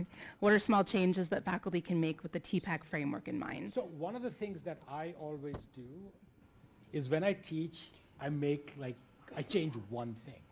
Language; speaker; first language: English; non-native, local second language; Hindi